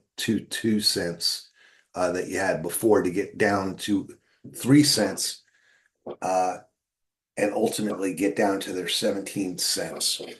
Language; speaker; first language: English; native; English